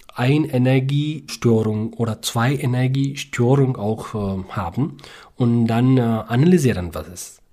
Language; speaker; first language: German; non-native, fluent; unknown